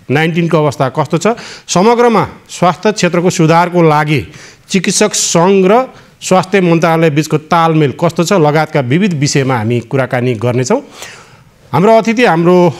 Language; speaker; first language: Nepali; native; Nepali